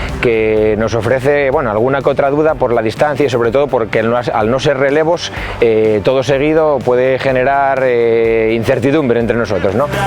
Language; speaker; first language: Spanish; native; Spanish